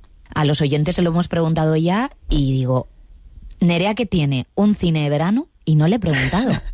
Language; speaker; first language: Spanish; native; Spanish